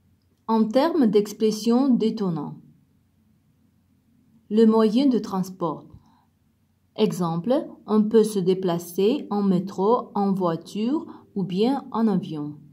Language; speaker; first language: French; non-native, fluent; Uzbek